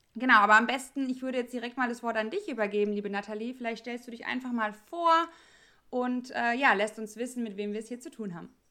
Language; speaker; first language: German; native; German